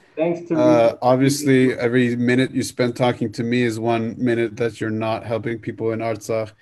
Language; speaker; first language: English; native; English